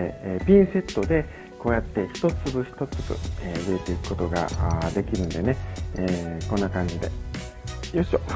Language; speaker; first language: Japanese; native; Japanese